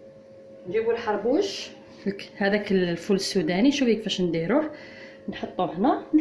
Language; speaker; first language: Arabic; native; Arabic